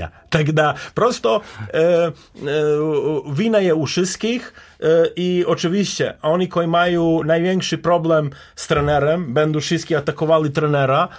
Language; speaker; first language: Polish; non-native, learner; Serbian